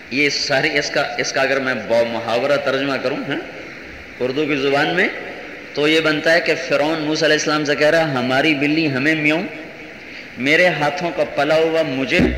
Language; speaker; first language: Urdu; non-native, local second language; Punjabi